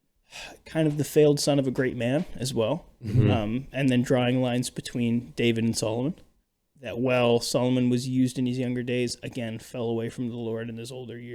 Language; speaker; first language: English; native; English